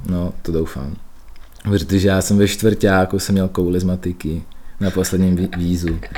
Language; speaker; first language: Czech; early bilingual, other home language; Russian